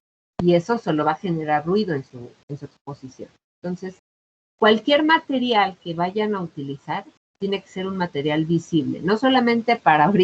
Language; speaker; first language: Spanish; native; Spanish